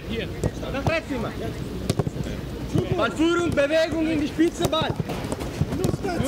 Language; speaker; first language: German; non-native, learner; Italian